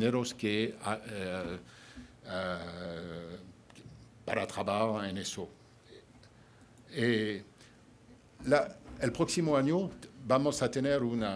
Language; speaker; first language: Spanish; non-native, fluent; French